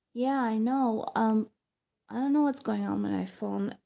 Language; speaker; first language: English; non-native, fluent; Hebrew